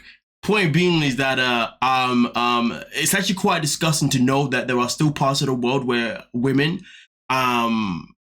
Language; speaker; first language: English; native; English